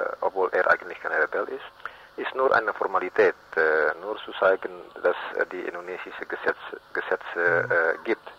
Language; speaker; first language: German; non-native, learner; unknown